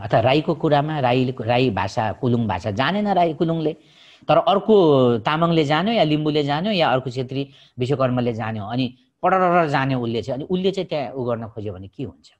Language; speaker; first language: Nepali; non-native, local second language; Limbu